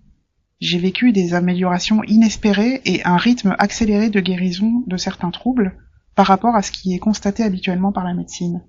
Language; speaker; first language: French; native; French